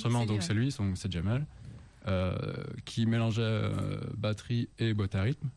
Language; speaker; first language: French; native; French